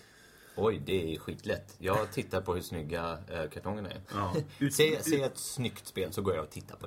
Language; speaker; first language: Swedish; native; Swedish